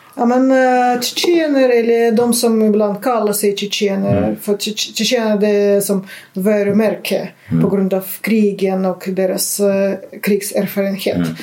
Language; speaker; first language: Swedish; non-native, fluent; Russian